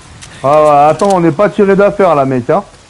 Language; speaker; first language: French; native; French